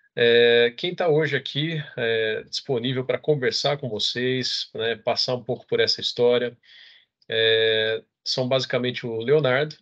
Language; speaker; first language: Portuguese; native; Portuguese